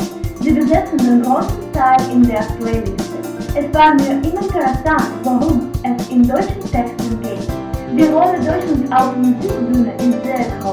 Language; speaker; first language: German; non-native, learner; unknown